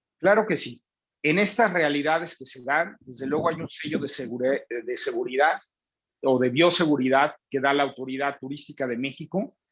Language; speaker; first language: Spanish; native; Spanish